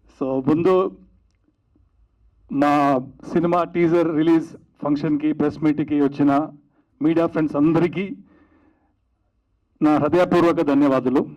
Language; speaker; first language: Telugu; non-native, learner; Kannada